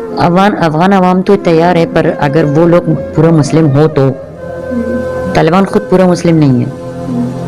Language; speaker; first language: Hindi; non-native, fluent; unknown